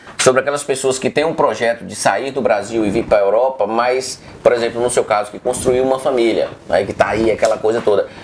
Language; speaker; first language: Portuguese; native; Portuguese